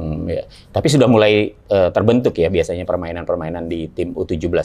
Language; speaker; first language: Indonesian; native; Indonesian